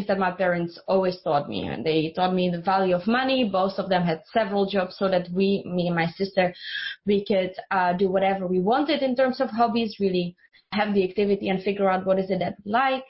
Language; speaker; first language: English; non-native, fluent; Czech